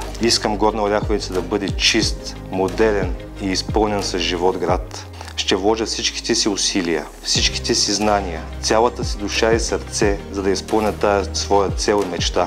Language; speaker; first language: Bulgarian; native; Bulgarian